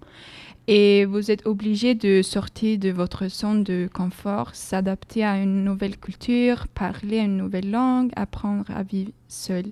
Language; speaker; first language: French; non-native, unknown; Swedish